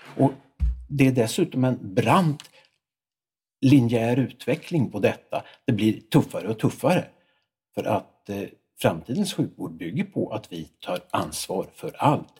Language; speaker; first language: Swedish; native; Swedish